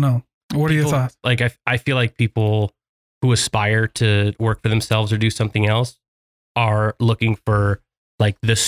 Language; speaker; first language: English; native; English